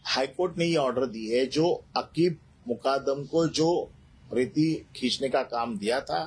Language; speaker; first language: Hindi; non-native, local second language; Marathi